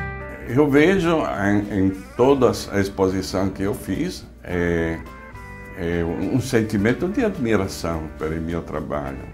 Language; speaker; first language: Portuguese; non-native, fluent; Italian